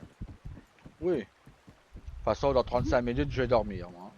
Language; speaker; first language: French; native; French